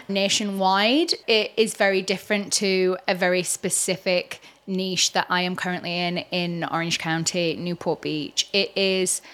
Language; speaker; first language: English; native; English